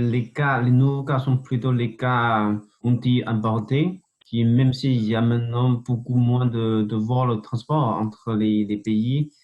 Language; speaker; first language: French; non-native, fluent; Chinese